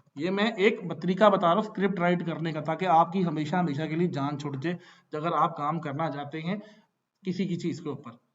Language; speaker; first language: Urdu; non-native, local second language; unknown